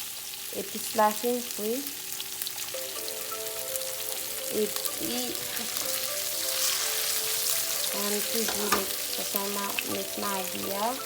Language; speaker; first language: French; non-native, learner; Haitian Creole